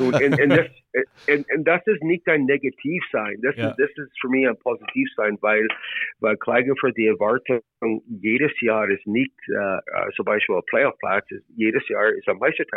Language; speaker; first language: German; non-native, learner; English